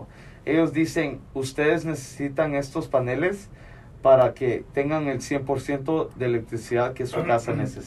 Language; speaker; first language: Spanish; early bilingual, other home language; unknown